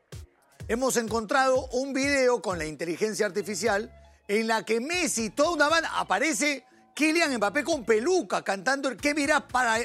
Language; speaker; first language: Spanish; native; Spanish